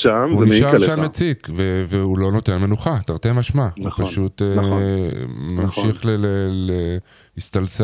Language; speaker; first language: Hebrew; native; Hebrew